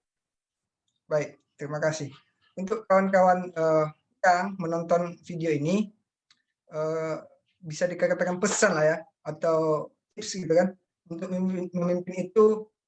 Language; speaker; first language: Indonesian; native; Indonesian